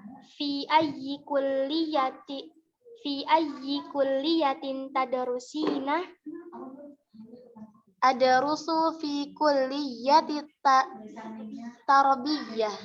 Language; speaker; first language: Arabic; non-native, learner; Indonesian